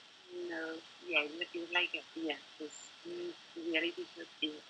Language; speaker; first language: English; non-native, learner; Spanish